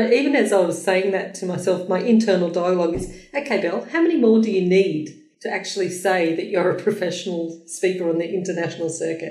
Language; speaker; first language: English; native; English